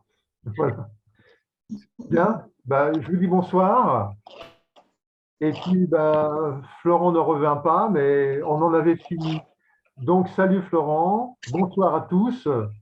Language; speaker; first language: French; native; French